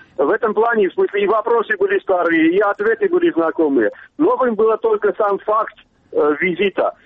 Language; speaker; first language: Russian; non-native, local second language; Armenian